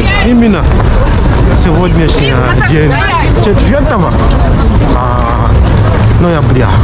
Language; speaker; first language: Russian; non-native, fluent; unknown